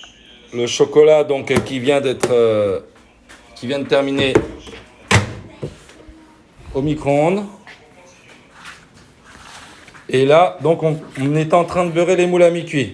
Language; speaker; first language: French; native; French